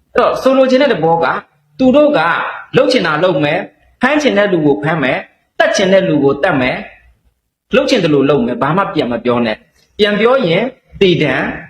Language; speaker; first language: Burmese; native; Burmese